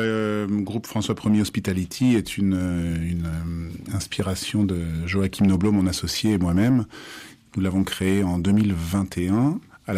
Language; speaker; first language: French; native; French